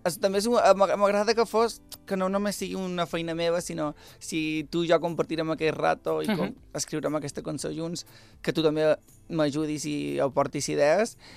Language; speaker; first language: Catalan; non-native, local second language; Spanish